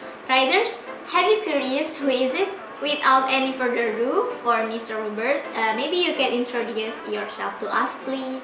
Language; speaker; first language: English; non-native, learner; Indonesian